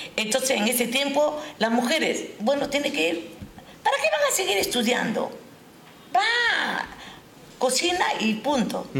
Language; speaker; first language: Spanish; non-native, local second language; Japanese